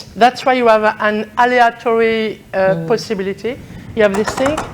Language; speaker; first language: English; non-native, learner; French